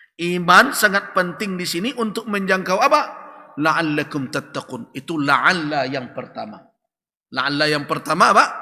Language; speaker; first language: Malay; non-native, local second language; Minangkabau